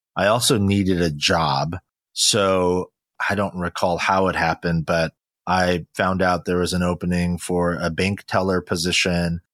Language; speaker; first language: English; early bilingual, other home language; Korean